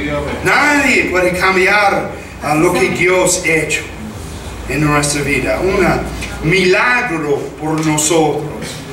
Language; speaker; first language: Spanish; non-native, fluent; English